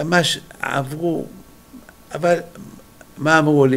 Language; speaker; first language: Hebrew; non-native, fluent; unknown